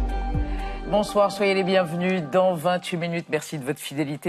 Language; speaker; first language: French; native; French